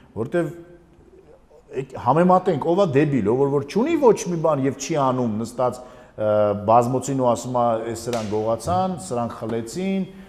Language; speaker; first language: Armenian; native; Armenian